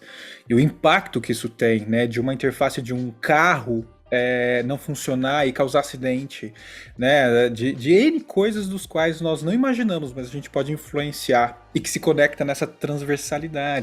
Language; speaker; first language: Portuguese; native; Portuguese